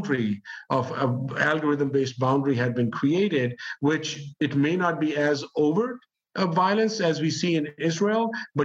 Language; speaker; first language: English; non-native, local second language; Urdu